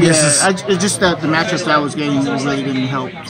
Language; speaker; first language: English; native; English